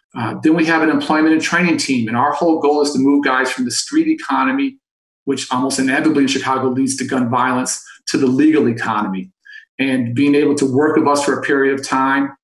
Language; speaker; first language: English; native; English